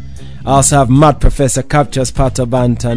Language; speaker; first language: English; native; English